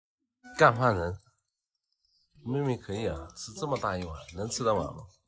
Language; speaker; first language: Chinese; native; Chinese